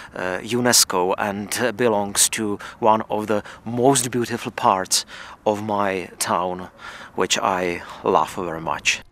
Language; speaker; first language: English; non-native, fluent; Czech